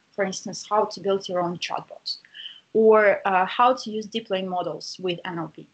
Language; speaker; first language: English; non-native, fluent; Russian